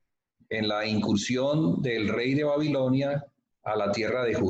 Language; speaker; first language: Spanish; native; Spanish